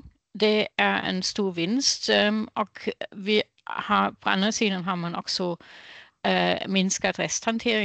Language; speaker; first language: Swedish; non-native, fluent; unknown